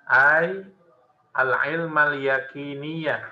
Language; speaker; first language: Arabic; non-native, fluent; Indonesian